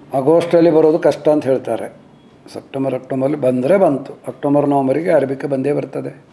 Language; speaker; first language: Kannada; non-native, local second language; Kodava